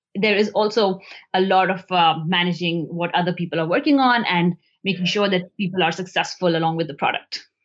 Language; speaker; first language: English; non-native, local second language; Hindi